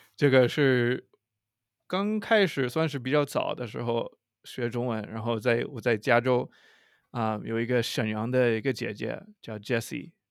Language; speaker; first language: Chinese; non-native, fluent; English